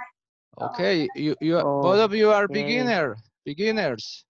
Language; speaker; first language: English; non-native, learner; Spanish